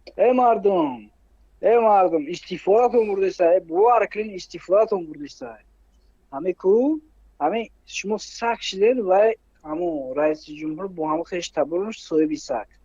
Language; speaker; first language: Tajik; native; Tajik